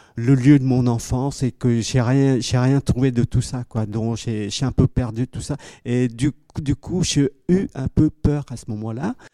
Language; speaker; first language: French; early bilingual, other home language; Khmer